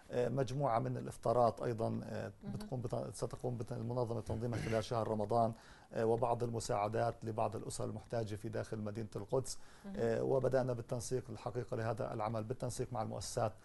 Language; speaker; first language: Arabic; native; Arabic